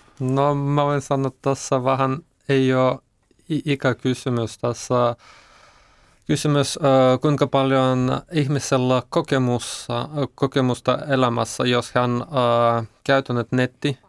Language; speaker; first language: Finnish; non-native, learner; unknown